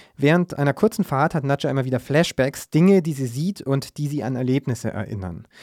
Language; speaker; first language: German; native; German